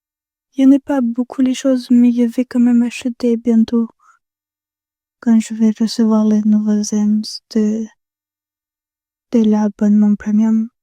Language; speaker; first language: French; non-native, learner; Spanish